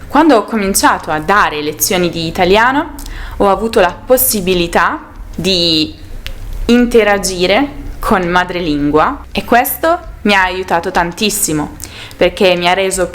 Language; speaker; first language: Italian; native; Italian